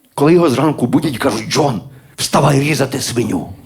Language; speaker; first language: Ukrainian; native; Ukrainian